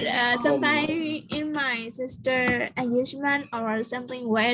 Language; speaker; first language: English; non-native, learner; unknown